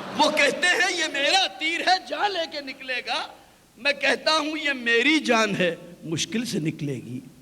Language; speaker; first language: Urdu; native; Urdu